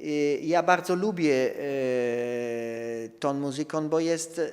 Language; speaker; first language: Polish; non-native, fluent; Italian